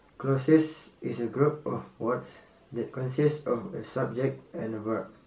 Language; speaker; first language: English; non-native, fluent; Indonesian